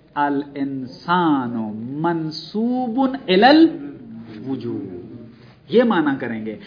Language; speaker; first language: Urdu; non-native, local second language; Punjabi